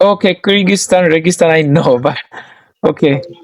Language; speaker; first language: English; non-native, learner; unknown